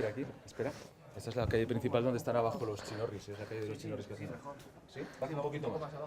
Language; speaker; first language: Spanish; native; Spanish